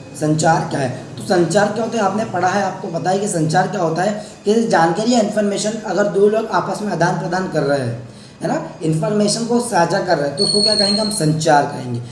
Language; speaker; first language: Hindi; native; Hindi